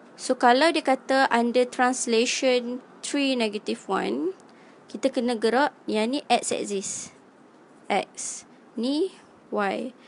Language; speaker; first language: Malay; native; Malay